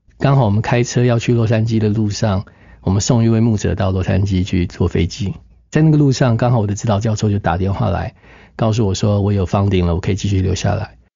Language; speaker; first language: Chinese; native; Chinese